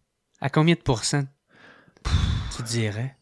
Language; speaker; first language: French; native; French